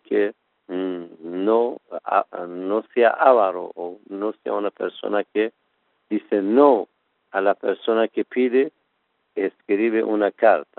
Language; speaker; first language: Spanish; non-native, fluent; Persian